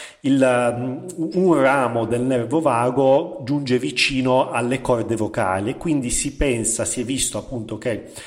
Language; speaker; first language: Italian; native; Italian